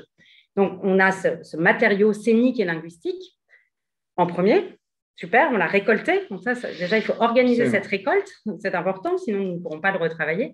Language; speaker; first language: French; native; French